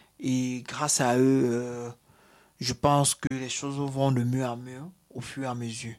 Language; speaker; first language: French; native; French